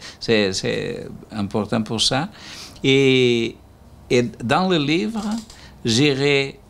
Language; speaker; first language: French; non-native, learner; Portuguese